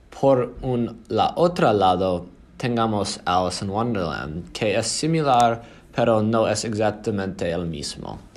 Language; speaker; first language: Spanish; non-native, learner; English